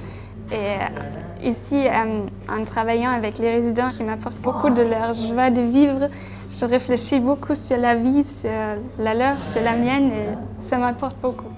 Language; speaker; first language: French; non-native, fluent; German